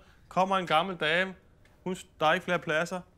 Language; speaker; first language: Danish; native; Danish